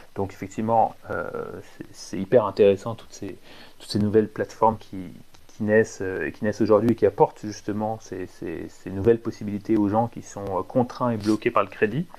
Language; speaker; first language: French; native; French